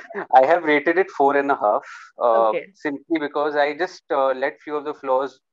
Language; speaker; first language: English; non-native, local second language; Hindi